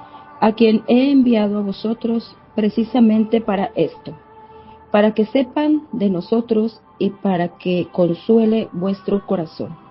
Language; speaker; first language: Spanish; native; Spanish